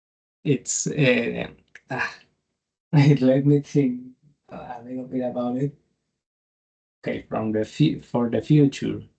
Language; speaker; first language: English; non-native, learner; Spanish